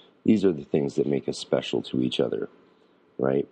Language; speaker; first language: English; native; English